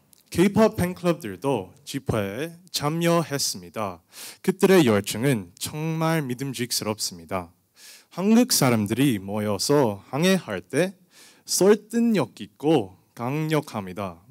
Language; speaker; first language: Korean; non-native, learner; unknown